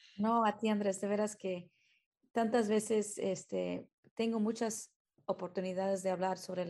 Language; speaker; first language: Spanish; early bilingual, heritage; Spanish